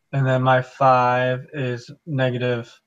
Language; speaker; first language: English; native; English